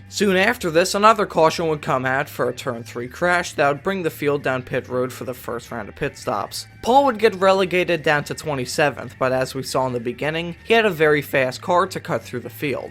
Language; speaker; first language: English; native; English